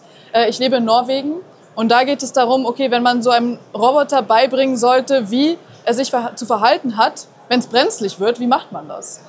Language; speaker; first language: German; native; German